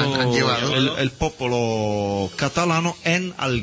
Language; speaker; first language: Spanish; non-native, learner; Italian